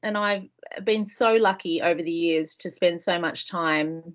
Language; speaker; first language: English; native; English